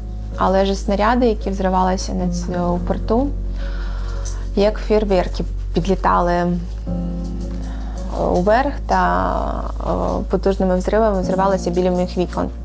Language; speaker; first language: Ukrainian; native; Ukrainian